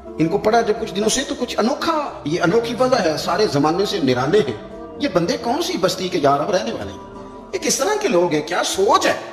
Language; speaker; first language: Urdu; non-native, local second language; Punjabi